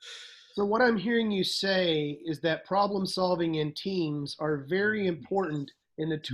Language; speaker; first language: English; native; English